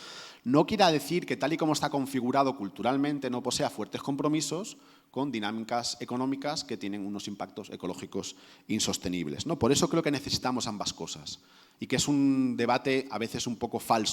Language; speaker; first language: Spanish; native; Spanish